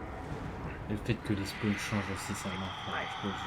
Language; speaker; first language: French; native; French